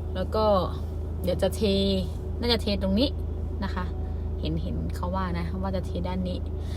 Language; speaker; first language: Thai; non-native, local second language; Khmer